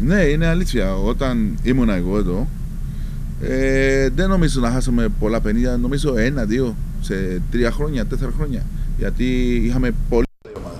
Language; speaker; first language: Greek; non-native, fluent; Spanish